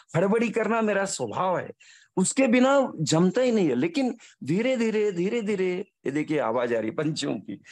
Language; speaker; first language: Hindi; non-native, local second language; Marathi